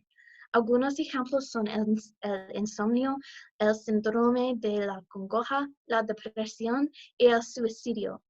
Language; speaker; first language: Spanish; non-native, learner; English